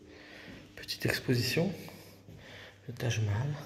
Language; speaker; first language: French; native; French